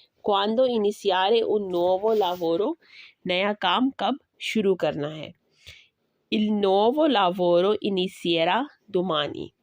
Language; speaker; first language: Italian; non-native, learner; Urdu